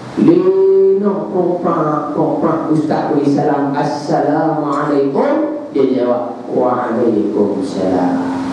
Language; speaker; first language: Malay; native; Malay